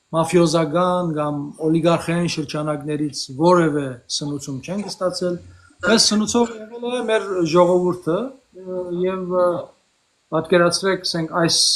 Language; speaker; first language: Armenian; early bilingual, heritage; Armenian